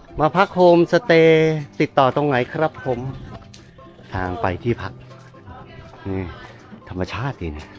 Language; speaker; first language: Thai; native; Thai